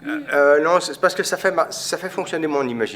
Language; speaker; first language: French; non-native, fluent; English